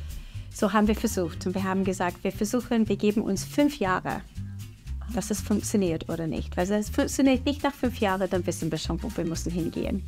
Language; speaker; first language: German; non-native, fluent; English